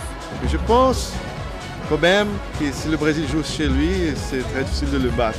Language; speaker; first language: French; non-native, fluent; Portuguese